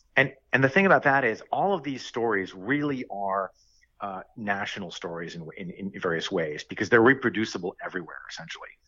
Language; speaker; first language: English; early bilingual, other home language; French